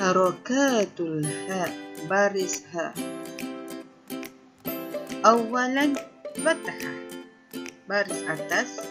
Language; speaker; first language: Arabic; non-native, fluent; Malay